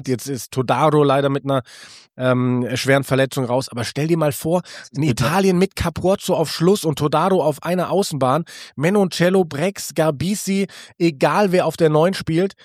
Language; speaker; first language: German; native; German